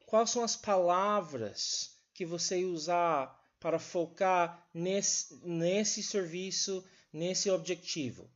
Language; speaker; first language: Portuguese; non-native, learner; English